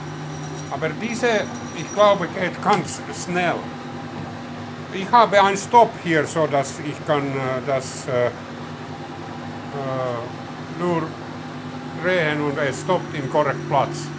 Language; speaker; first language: German; non-native, learner; Finnish